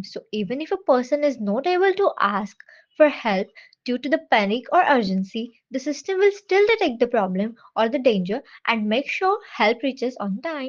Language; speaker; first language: English; non-native, learner; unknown